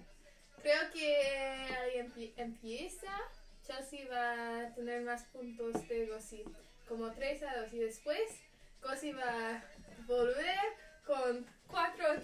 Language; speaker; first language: Spanish; non-native, learner; English